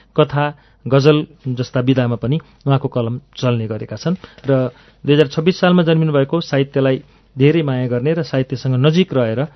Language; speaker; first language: Nepali; native; Nepali